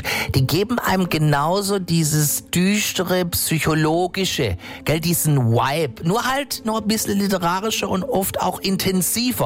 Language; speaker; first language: German; native; German